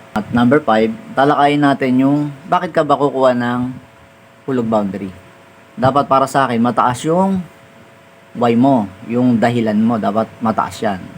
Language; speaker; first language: Filipino; native; Filipino